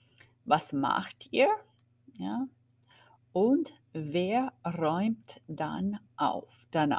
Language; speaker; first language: German; non-native, fluent; English